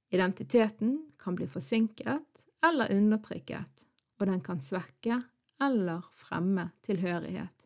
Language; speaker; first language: Norwegian; early bilingual, other home language; Arabic